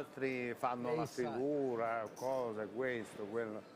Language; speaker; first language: Italian; non-native, learner; Russian